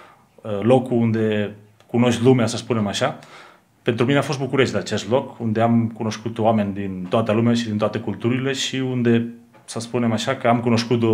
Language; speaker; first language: Romanian; non-native, fluent; Spanish